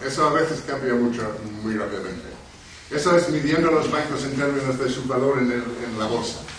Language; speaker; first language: Spanish; non-native, fluent; English